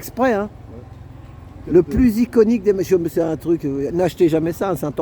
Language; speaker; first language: French; native; French